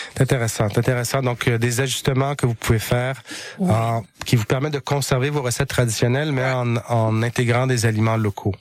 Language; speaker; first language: French; native; French